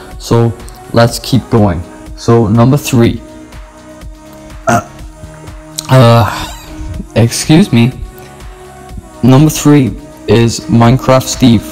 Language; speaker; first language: English; native; English